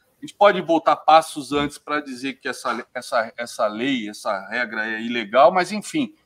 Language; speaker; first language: Portuguese; native; Portuguese